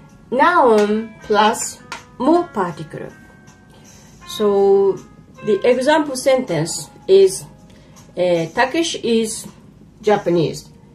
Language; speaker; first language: English; non-native, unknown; Japanese